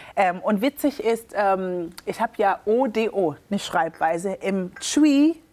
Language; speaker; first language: German; early bilingual, other home language; Akan